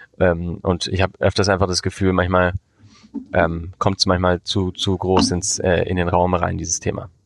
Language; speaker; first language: German; early bilingual, heritage; Spanish